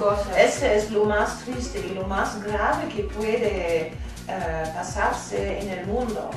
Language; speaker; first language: Spanish; non-native, fluent; German